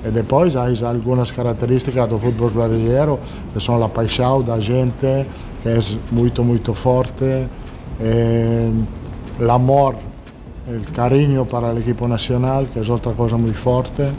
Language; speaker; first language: Portuguese; non-native, learner; Italian